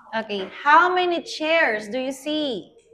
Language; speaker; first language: English; non-native, fluent; Vietnamese